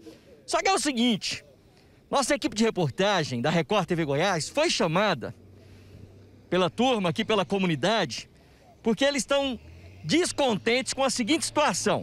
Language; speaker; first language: Portuguese; native; Portuguese